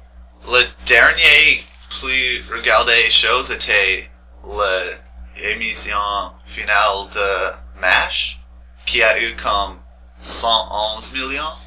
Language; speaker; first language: French; non-native, learner; English